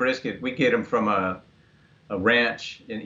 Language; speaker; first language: English; native; English